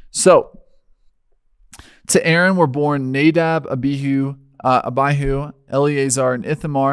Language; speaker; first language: English; native; English